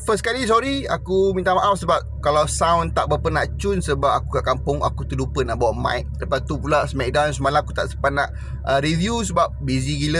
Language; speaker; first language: Malay; native; Malay